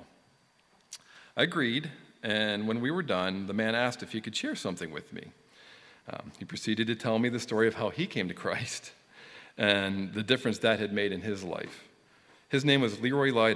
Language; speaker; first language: English; native; English